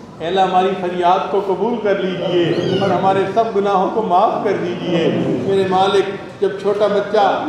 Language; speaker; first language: Urdu; non-native, local second language; Punjabi